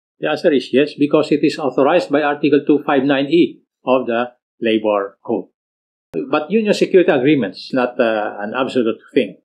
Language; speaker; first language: English; non-native, local second language; Filipino